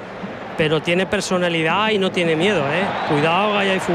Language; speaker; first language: Spanish; native; Spanish